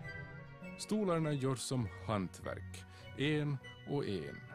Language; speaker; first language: Swedish; native; Swedish